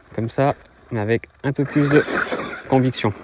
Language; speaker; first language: French; native; French